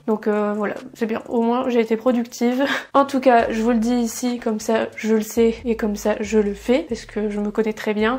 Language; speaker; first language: French; native; French